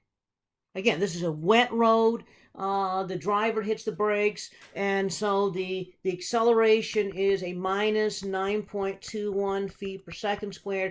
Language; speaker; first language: English; native; English